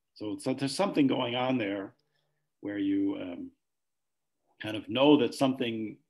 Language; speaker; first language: English; native; English